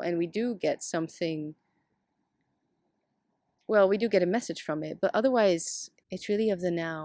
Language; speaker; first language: English; non-native, fluent; Dutch